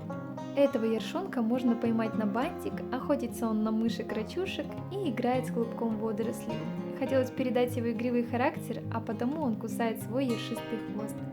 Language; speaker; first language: Russian; native; Russian